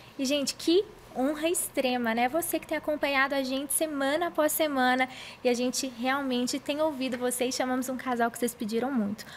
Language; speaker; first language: Portuguese; native; Portuguese